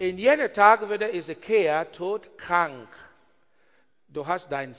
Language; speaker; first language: German; non-native, learner; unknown